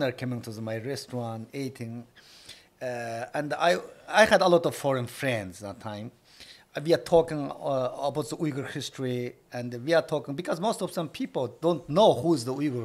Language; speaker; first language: English; non-native, learner; Chinese